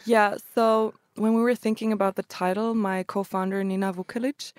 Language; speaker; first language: English; early bilingual, other home language; Croatian